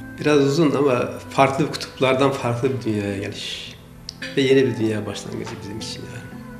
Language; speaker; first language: Turkish; native; Turkish